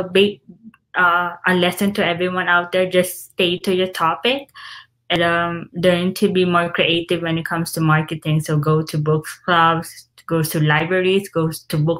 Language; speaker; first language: English; non-native, local second language; Filipino